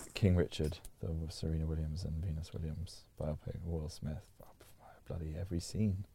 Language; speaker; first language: English; native; English